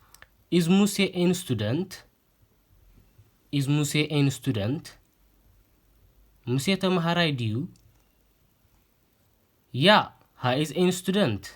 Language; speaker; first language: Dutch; non-native, fluent; Tigrinya